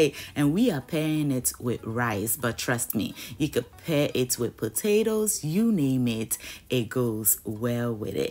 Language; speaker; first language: English; non-native, local second language; Ga